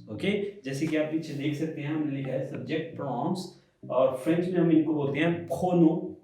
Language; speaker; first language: Hindi; native; Hindi